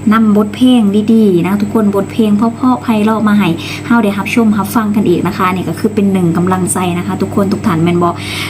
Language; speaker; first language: Thai; native; Thai